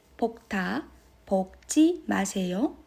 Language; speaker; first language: Korean; non-native, fluent; Ukrainian